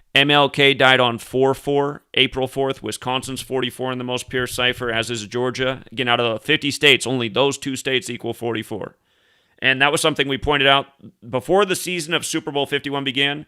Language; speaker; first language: English; native; English